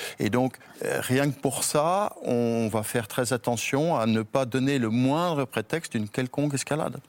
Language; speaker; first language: French; native; French